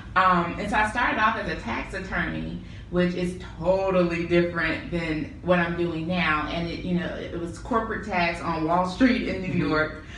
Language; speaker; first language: English; native; English